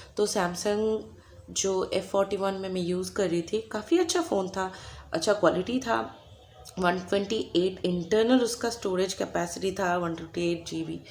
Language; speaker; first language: Hindi; non-native, local second language; Bangla